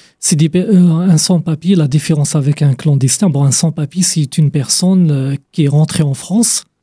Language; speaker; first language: French; non-native, fluent; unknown